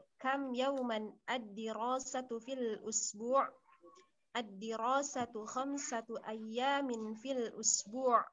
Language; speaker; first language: Arabic; non-native, learner; Indonesian